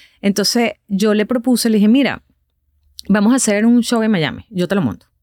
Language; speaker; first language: Spanish; native; Spanish